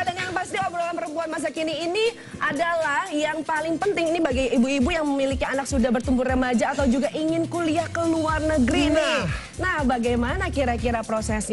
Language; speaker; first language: Indonesian; native; Indonesian